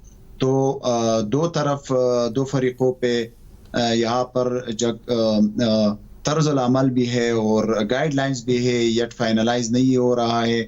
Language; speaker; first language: Hindi; non-native, fluent; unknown